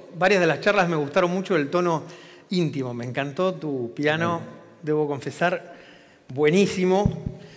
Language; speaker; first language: Spanish; native; Spanish